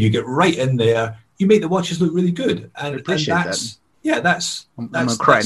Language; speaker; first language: English; native; English